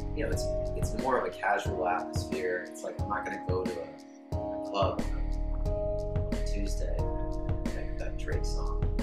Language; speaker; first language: English; native; English